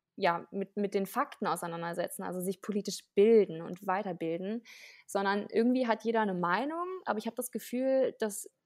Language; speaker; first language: German; native; German